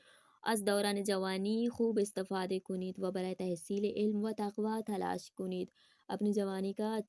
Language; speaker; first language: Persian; non-native, fluent; Urdu